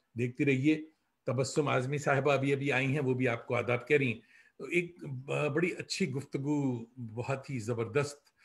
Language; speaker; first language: Hindi; native; Hindi